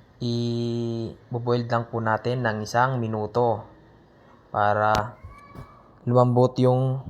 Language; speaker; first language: Filipino; non-native, local second language; Iloko